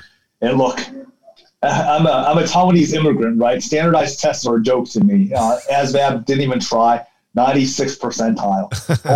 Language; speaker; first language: English; early bilingual, other home language; Chinese